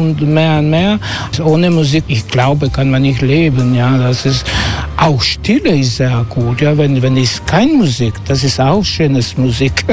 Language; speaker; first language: German; non-native, learner; Croatian